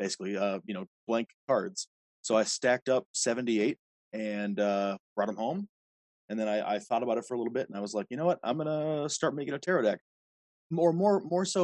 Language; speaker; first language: English; native; English